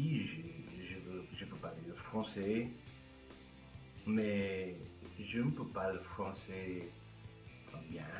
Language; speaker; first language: French; non-native, learner; English